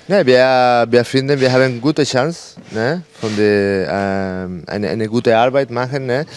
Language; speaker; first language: German; non-native, fluent; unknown